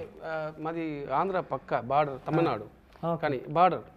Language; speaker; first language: Telugu; non-native, local second language; Tamil